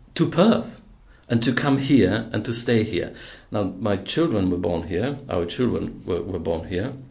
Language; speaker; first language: English; non-native, fluent; Polish